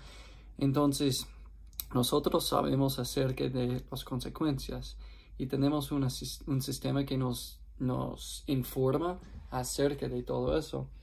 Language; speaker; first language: Spanish; non-native, fluent; English